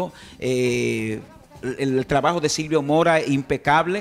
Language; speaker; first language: Spanish; native; Spanish